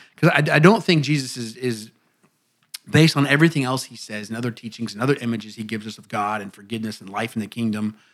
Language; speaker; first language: English; native; English